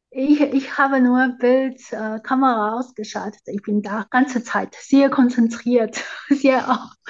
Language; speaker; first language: German; non-native, fluent; Chinese